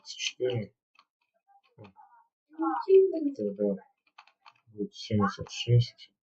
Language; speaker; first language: Russian; native; Russian